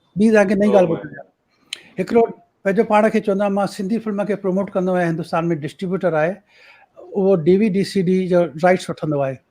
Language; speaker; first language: Sindhi; early bilingual, heritage; Sindhi